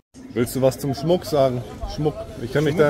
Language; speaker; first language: German; native; German